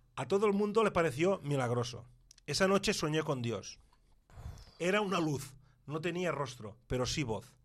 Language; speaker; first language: Spanish; non-native, local second language; Catalan